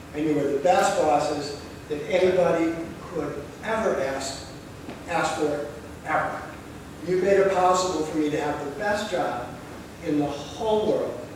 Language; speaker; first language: English; native; English